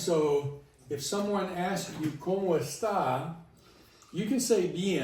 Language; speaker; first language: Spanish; non-native, fluent; English